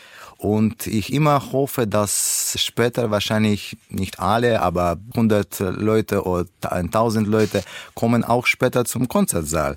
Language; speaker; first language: German; non-native, learner; Russian